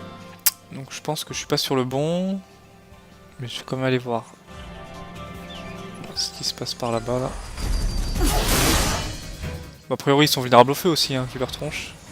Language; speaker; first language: French; native; French